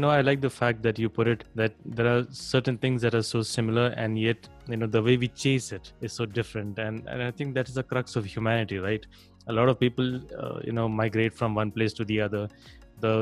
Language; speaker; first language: English; non-native, local second language; Hindi